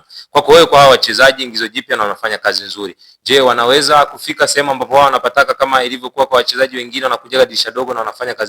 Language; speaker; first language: Swahili; native; Swahili